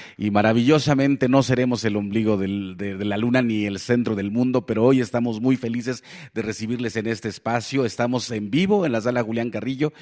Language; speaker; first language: Spanish; non-native, local second language; Nahuatl languages